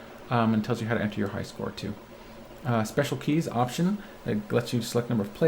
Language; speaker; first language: English; native; English